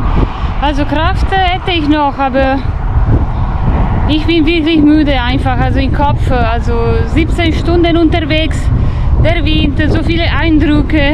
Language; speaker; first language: German; non-native, fluent; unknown